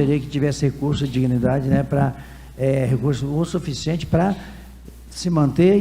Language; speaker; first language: Portuguese; native; Portuguese